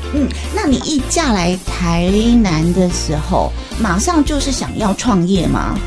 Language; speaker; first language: Chinese; native; Chinese